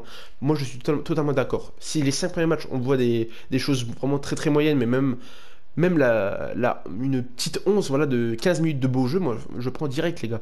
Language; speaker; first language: French; native; French